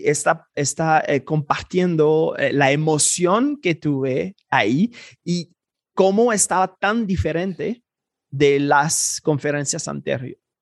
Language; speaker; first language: Spanish; non-native, fluent; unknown